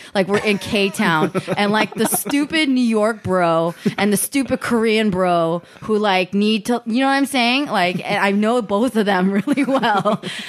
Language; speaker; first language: English; early bilingual, other home language; Korean